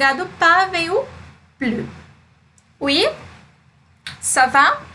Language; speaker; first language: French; non-native, fluent; Portuguese